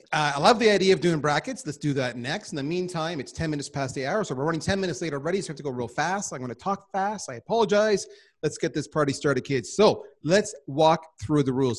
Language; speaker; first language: English; native; English